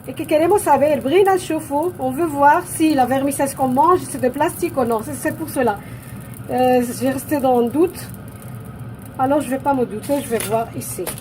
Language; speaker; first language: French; non-native, local second language; Arabic